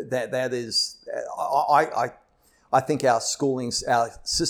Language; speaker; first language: English; native; English